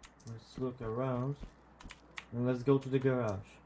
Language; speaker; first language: English; non-native, learner; Polish